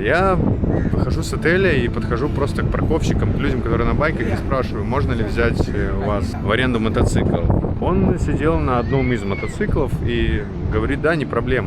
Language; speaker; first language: Russian; native; Russian